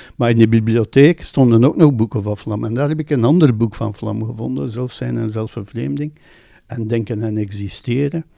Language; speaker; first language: Dutch; native; Dutch